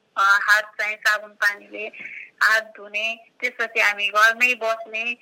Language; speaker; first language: Nepali; native; Nepali